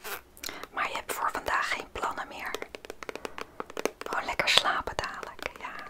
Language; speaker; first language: Dutch; native; Dutch